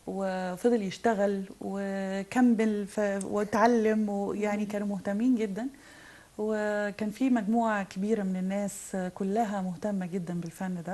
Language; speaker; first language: Arabic; native; Arabic